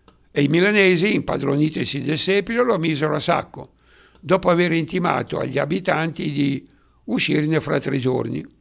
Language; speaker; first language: Italian; native; Italian